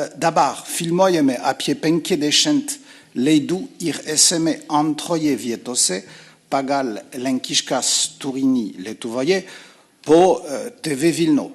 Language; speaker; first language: Lithuanian; non-native, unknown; French